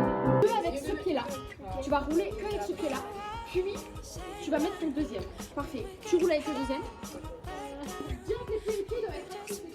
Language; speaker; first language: French; native; French